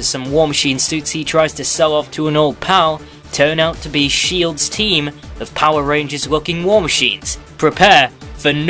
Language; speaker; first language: English; native; English